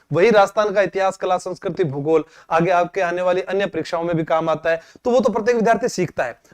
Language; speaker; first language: Hindi; native; Hindi